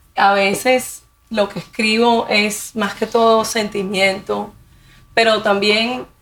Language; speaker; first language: Spanish; native; Spanish